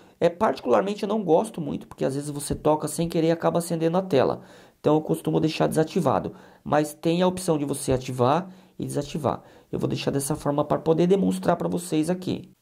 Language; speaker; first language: Portuguese; native; Portuguese